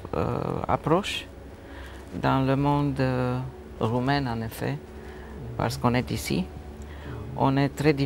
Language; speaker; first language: French; non-native, fluent; Romanian